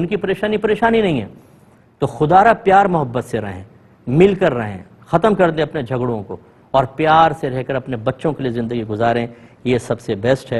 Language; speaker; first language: Urdu; native; Urdu